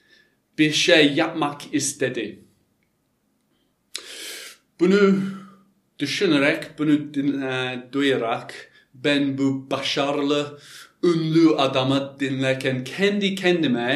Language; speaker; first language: Turkish; non-native, fluent; English